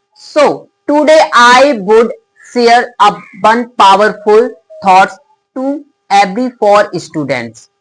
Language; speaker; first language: English; non-native, local second language; Hindi